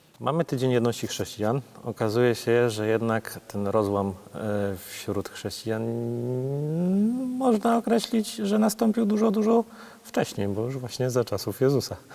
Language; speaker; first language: Polish; native; Polish